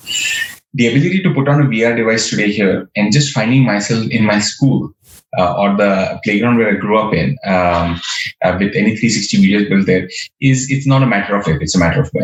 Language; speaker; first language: English; non-native, local second language; Marathi